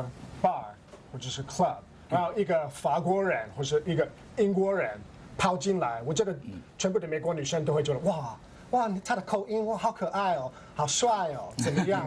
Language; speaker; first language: Chinese; non-native, fluent; English